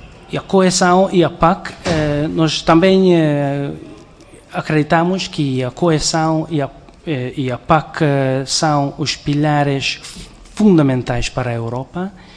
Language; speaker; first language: Portuguese; non-native, fluent; Hungarian